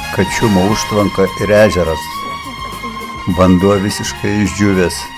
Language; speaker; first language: Lithuanian; native; Lithuanian